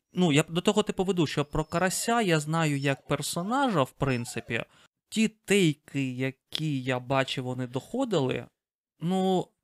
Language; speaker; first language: Ukrainian; non-native, local second language; Russian